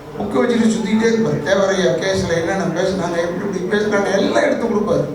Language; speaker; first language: Tamil; non-native, local second language; Telugu